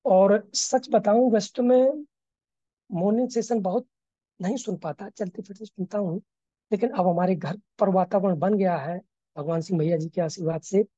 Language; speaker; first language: Hindi; native; Hindi